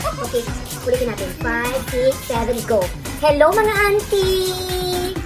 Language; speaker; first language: Filipino; native; Filipino